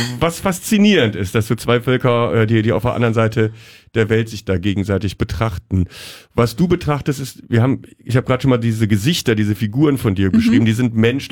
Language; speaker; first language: German; native; German